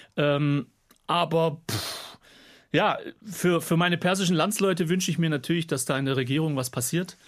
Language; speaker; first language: German; native; German